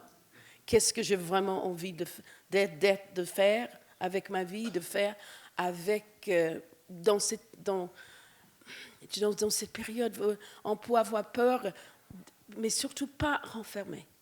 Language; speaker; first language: French; non-native, fluent; English